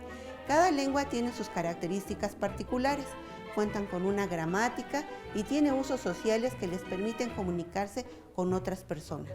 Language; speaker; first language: Spanish; native; Spanish